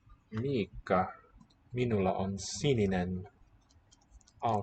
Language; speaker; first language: Finnish; non-native, learner; English